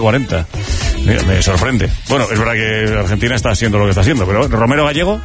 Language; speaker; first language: Spanish; native; Spanish